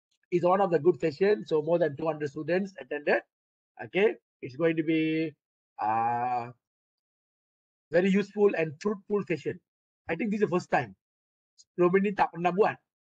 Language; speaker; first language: English; non-native, local second language; Malay